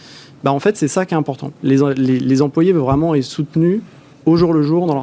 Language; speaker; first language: French; native; French